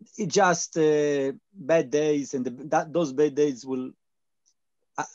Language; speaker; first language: English; non-native, learner; Hebrew